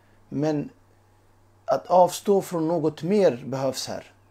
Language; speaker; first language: Swedish; early bilingual, other home language; Urdu